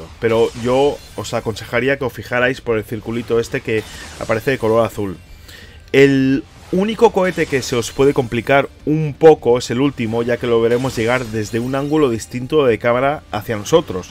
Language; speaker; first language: Spanish; native; Spanish